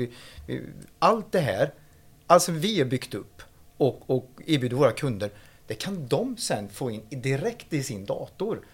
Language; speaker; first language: Swedish; non-native, fluent; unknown